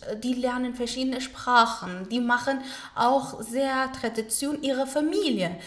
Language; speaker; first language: German; non-native, learner; Pashto